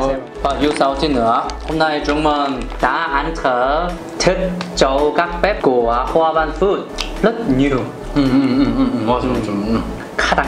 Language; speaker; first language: Vietnamese; non-native, learner; Korean